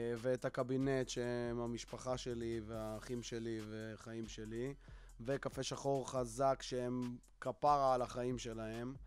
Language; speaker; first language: Hebrew; native; Hebrew